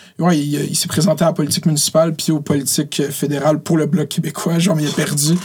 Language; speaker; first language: French; native; French